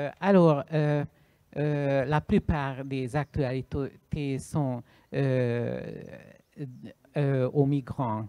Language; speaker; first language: French; non-native, learner; Hungarian